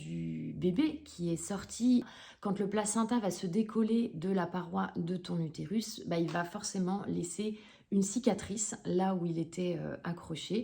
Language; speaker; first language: French; native; French